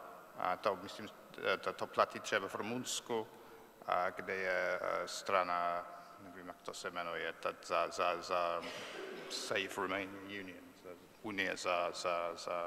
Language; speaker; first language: Czech; non-native, fluent; English